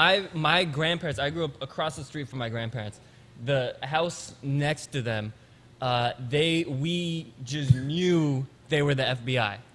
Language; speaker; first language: English; early bilingual, other home language; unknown